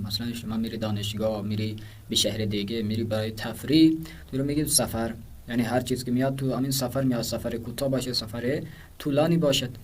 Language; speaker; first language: Persian; non-native, fluent; Urdu